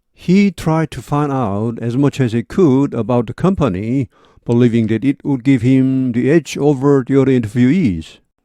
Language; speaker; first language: English; non-native, fluent; Korean